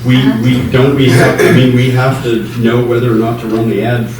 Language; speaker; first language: English; native; English